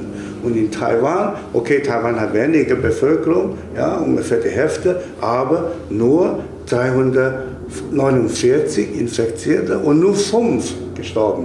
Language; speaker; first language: German; non-native, fluent; Chinese